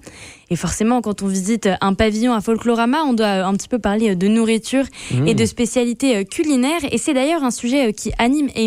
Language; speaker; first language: French; native; French